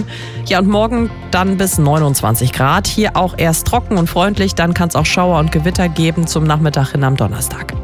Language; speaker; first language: German; native; German